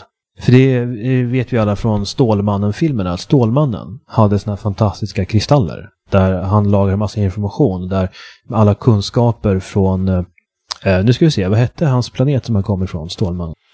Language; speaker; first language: Swedish; native; Swedish